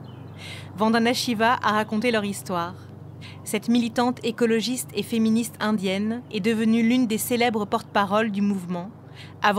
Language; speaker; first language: French; native; French